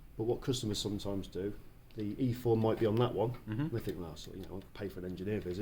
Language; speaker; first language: English; native; English